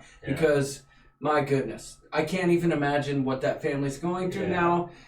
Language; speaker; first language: English; native; English